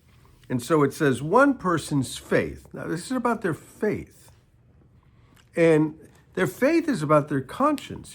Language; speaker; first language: English; native; English